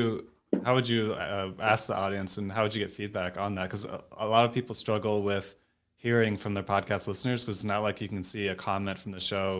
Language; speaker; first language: English; native; English